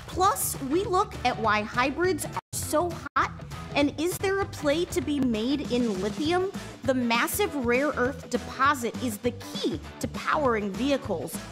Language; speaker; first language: English; native; English